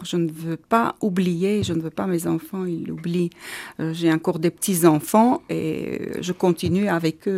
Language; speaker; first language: French; non-native, learner; Armenian